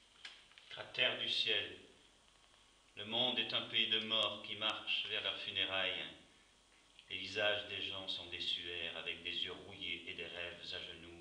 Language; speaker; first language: French; native; French